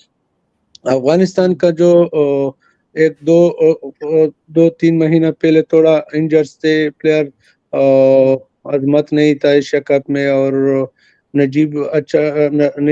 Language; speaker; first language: Hindi; non-native, fluent; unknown